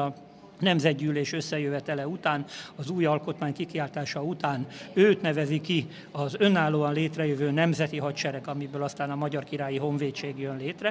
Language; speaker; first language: Hungarian; native; Hungarian